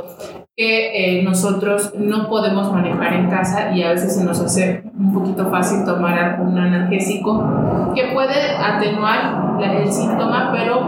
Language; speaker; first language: Spanish; native; Spanish